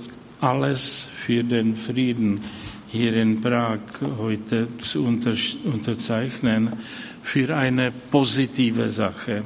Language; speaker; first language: German; non-native, fluent; Czech